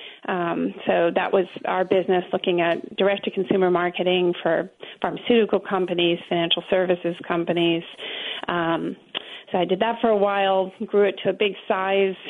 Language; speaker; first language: English; native; English